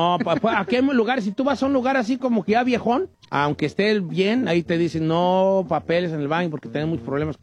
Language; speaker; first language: Spanish; native; Spanish